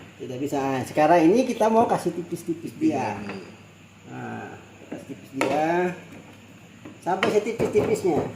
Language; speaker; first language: Indonesian; non-native, fluent; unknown